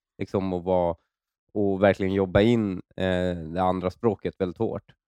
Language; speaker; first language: Swedish; early bilingual, other home language; Persian